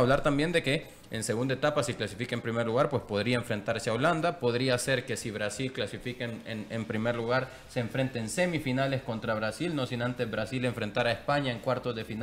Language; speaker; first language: Spanish; native; Spanish